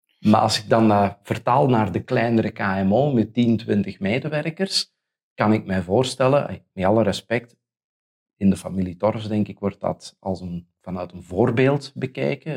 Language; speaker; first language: Dutch; native; Dutch